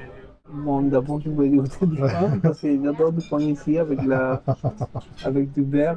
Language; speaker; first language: French; non-native, learner; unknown